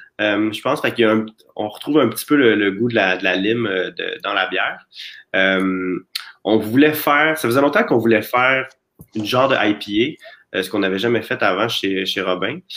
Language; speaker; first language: French; native; French